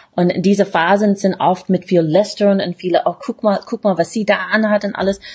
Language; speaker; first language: German; non-native, fluent; English